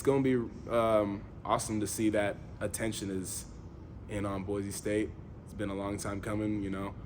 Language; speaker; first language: English; native; English